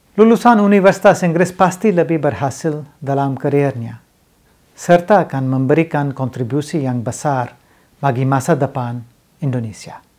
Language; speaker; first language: Indonesian; non-native, fluent; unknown